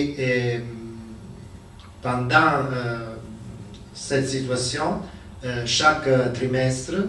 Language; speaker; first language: French; non-native, learner; Italian